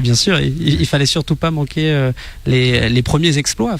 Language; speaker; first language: French; native; French